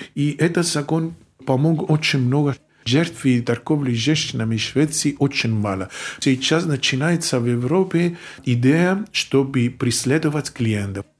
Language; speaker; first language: Russian; non-native, fluent; Greek